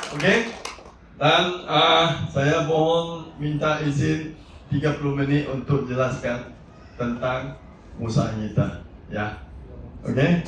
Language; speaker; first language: Malay; non-native, local second language; Chinese